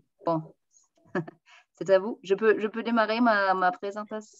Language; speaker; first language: French; non-native, fluent; German